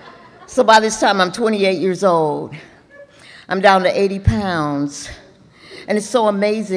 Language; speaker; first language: English; native; English